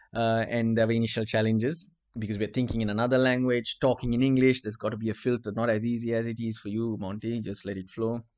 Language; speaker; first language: English; non-native, local second language; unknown